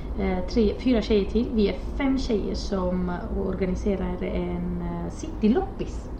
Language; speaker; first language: Swedish; non-native, fluent; Romanian